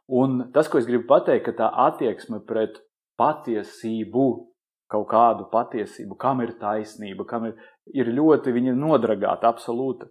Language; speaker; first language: Latvian; non-native, local second language; Russian